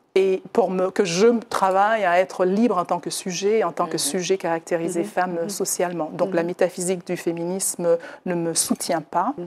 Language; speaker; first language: French; native; French